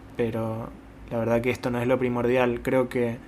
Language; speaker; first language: Spanish; native; Spanish